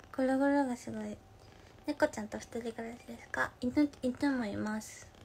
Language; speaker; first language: Japanese; native; Japanese